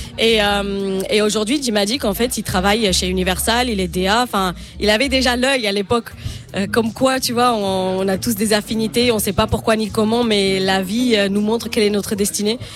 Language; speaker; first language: French; non-native, fluent; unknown